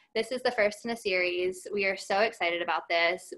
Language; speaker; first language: English; native; English